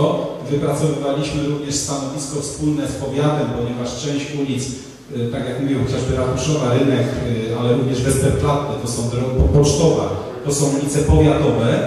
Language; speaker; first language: Polish; native; Polish